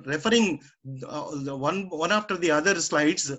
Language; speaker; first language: English; non-native, local second language; Telugu